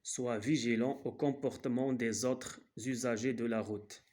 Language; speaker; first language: French; non-native, local second language; Arabic